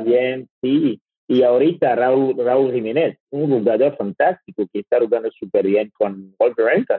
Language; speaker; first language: Spanish; non-native, learner; French